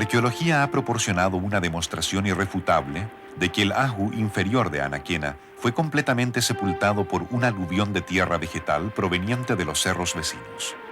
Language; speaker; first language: Spanish; native; Spanish